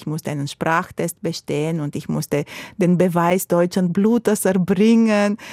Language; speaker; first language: German; non-native, fluent; Romanian